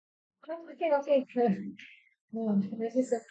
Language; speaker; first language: English; non-native, fluent; Indonesian